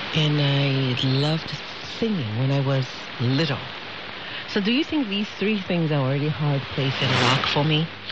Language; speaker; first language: English; non-native, fluent; Chinese